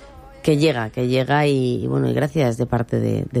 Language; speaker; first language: Spanish; native; Spanish